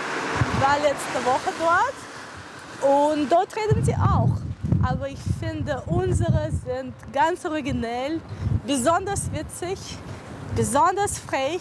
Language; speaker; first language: German; non-native, fluent; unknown